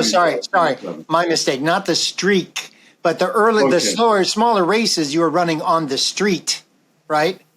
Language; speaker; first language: English; native; English